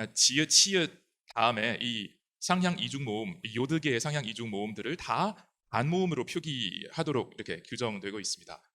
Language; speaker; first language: Korean; non-native, fluent; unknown